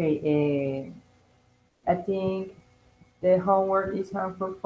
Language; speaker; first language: English; non-native, learner; Spanish